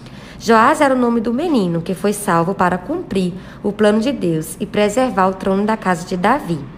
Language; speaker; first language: Portuguese; native; Portuguese